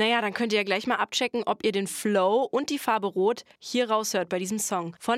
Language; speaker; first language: German; native; German